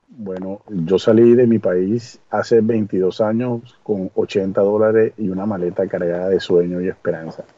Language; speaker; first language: Spanish; native; Spanish